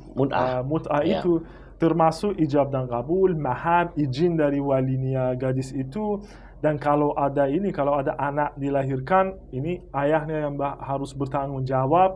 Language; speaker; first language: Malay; non-native, fluent; Persian